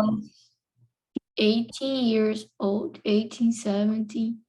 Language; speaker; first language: English; non-native, learner; Portuguese